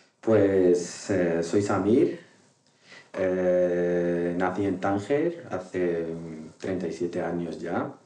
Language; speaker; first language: Spanish; non-native, local second language; Arabic